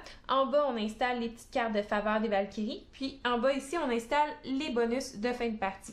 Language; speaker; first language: French; native; French